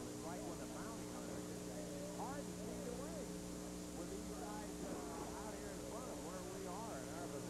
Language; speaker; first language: English; native; English